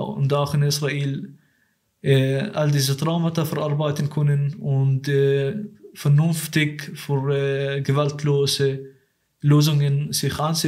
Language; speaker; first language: German; non-native, fluent; Arabic